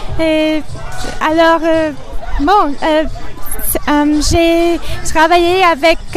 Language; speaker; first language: French; non-native, local second language; English